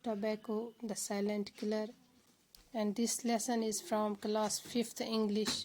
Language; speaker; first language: English; non-native, local second language; Urdu